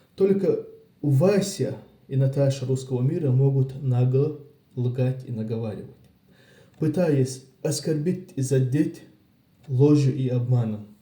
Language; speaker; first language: Russian; non-native, local second language; Chechen